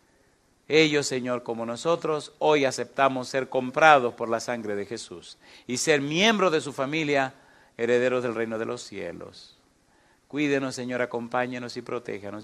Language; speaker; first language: Spanish; native; Spanish